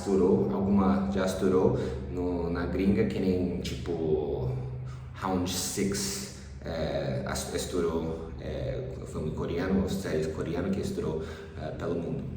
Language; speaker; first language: Portuguese; early bilingual, other home language; English